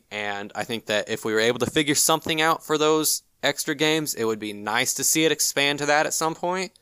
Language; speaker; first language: English; native; English